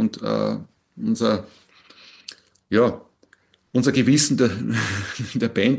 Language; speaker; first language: German; native; German